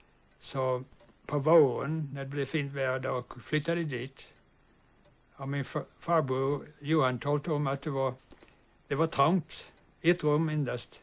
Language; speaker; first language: Swedish; early bilingual, heritage; English